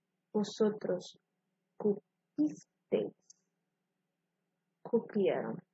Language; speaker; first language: Spanish; non-native, fluent; English